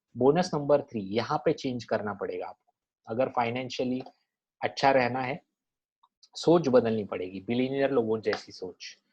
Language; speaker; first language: Hindi; non-native, local second language; Marathi